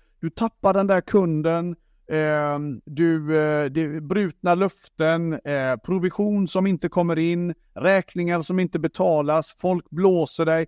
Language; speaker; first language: Swedish; native; Swedish